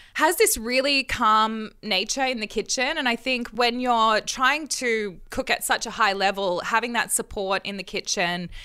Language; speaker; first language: English; native; English